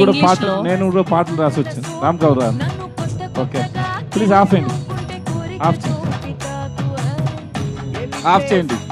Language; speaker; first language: Telugu; non-native, learner; Tamil